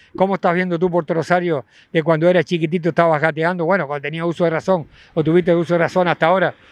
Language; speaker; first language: Spanish; native; Spanish